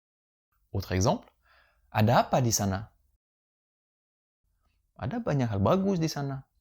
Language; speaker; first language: Indonesian; non-native, fluent; French